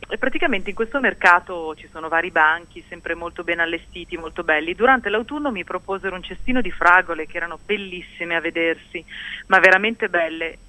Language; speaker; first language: Italian; early bilingual, heritage; Italian